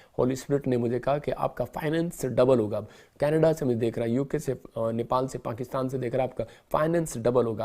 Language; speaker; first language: Hindi; non-native, local second language; Punjabi